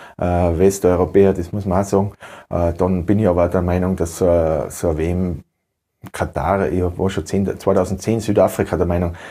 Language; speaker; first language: German; native; German